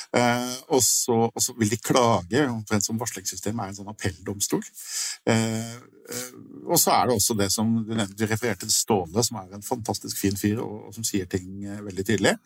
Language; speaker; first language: Norwegian; native; Norwegian